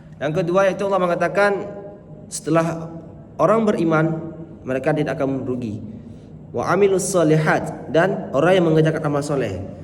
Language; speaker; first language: Malay; non-native, local second language; Achinese